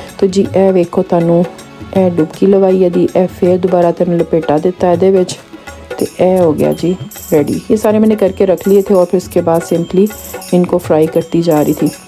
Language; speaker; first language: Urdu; non-native, local second language; Punjabi